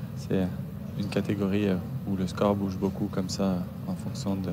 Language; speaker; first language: French; native; French